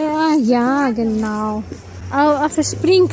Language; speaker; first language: German; non-native, fluent; Tajik